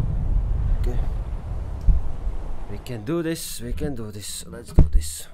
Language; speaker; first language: English; non-native, fluent; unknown